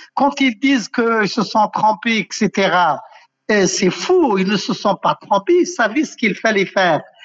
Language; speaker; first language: French; non-native, local second language; Arabic